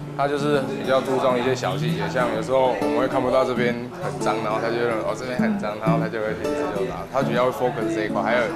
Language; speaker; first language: Chinese; native; Chinese